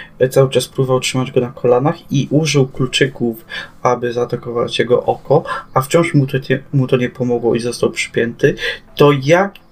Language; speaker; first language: Polish; native; Polish